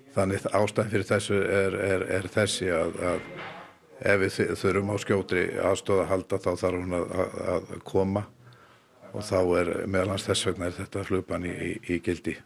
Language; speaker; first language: Icelandic; native; Icelandic